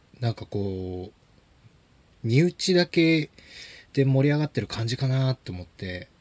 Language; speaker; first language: Japanese; native; Japanese